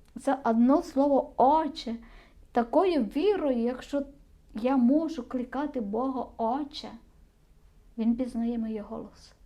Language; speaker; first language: Ukrainian; non-native, learner; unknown